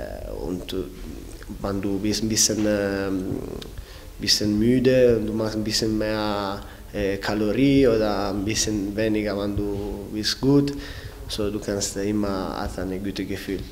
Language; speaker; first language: German; non-native, learner; Italian